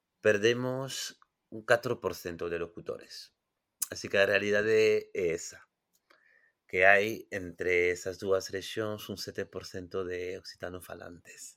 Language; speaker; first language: Galician; non-native, fluent; French